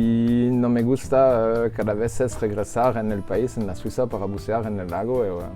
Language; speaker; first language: Spanish; non-native, learner; French